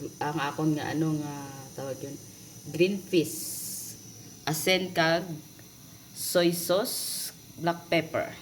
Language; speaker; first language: Filipino; non-native, local second language; Hiligaynon